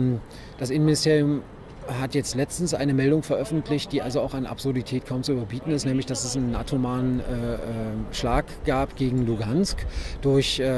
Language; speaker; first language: German; native; German